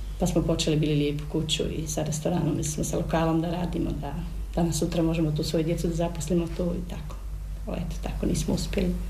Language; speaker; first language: Serbian; native; Serbian